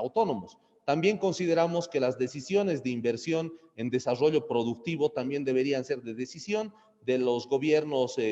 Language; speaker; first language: Spanish; native; Spanish